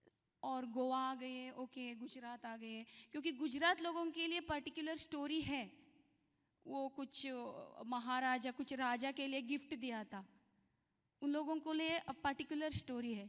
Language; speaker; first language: Hindi; non-native, local second language; Kannada